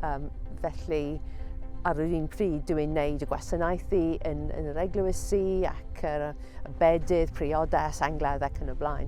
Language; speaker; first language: Welsh; non-native, fluent; English